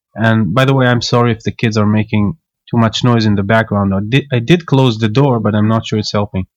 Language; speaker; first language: English; non-native, fluent; Hebrew